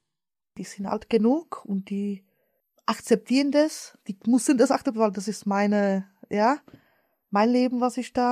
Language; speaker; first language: German; early bilingual, other home language; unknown